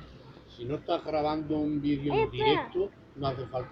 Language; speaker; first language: Spanish; native; Spanish